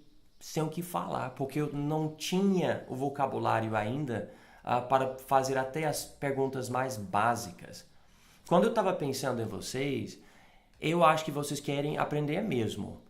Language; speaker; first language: Portuguese; non-native, fluent; English